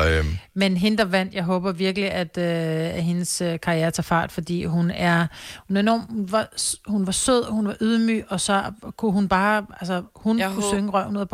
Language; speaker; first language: Danish; native; Danish